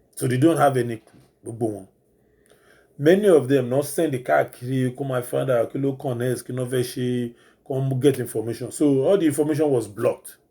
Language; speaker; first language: English; non-native, local second language; Yoruba